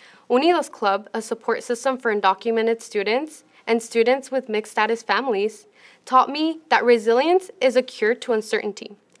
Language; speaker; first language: English; early bilingual, other home language; Spanish